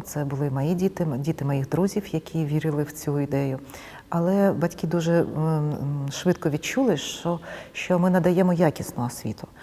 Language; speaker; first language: Ukrainian; non-native, local second language; Russian